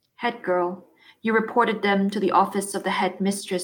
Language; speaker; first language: English; non-native, local second language; Cantonese